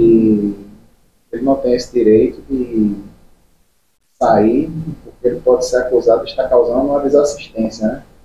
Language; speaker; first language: Portuguese; native; Portuguese